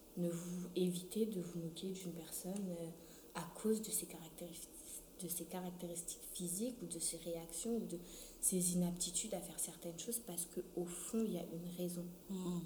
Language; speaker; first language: French; early bilingual, other home language; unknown